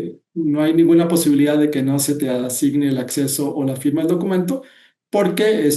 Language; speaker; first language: Spanish; native; Spanish